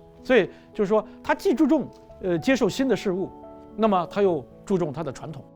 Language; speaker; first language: Chinese; native; Chinese